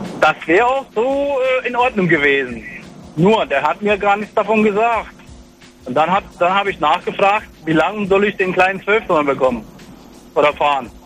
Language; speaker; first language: German; non-native, fluent; Hungarian